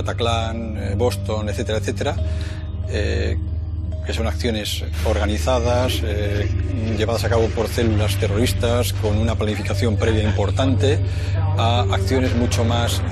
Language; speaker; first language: Spanish; native; Spanish